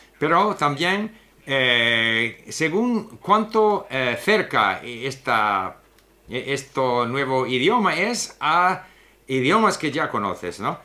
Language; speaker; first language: Spanish; non-native, fluent; English